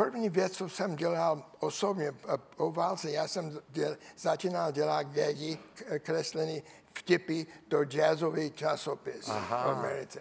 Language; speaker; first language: Czech; non-native, learner; English